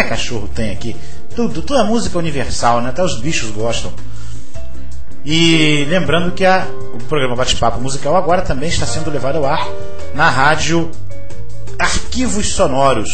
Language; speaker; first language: Portuguese; native; Portuguese